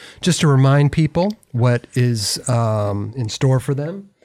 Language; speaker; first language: English; native; English